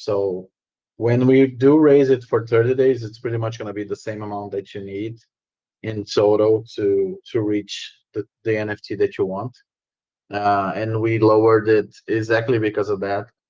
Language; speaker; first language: English; non-native, fluent; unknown